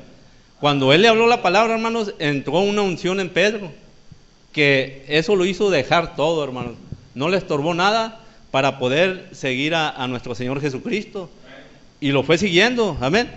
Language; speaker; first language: Spanish; native; Spanish